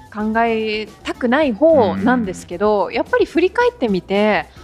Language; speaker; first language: Japanese; non-native, fluent; English